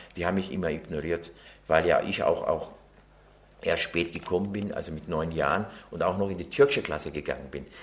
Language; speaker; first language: German; early bilingual, other home language; Turkish